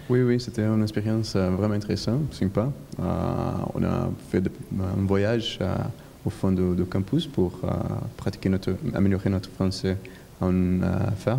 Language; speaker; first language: French; non-native, fluent; Portuguese